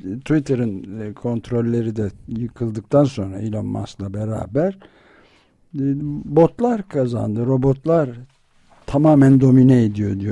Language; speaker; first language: Turkish; native; Turkish